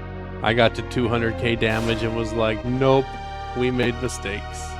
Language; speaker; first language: English; native; English